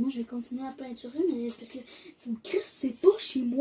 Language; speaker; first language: French; native; French